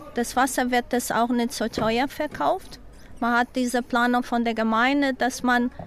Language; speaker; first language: German; non-native, learner; Portuguese